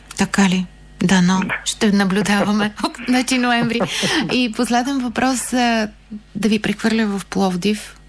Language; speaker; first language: Bulgarian; native; Bulgarian